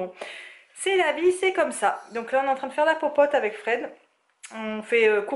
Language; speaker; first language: French; native; French